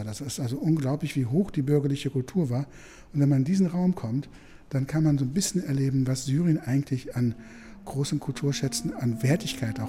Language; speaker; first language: German; native; German